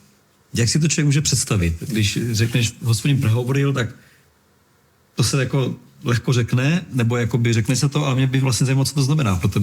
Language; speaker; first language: Czech; native; Czech